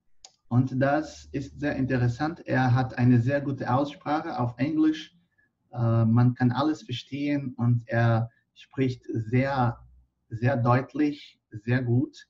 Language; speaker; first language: German; non-native, fluent; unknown